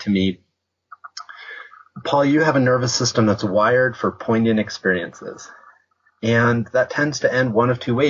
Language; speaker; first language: English; native; English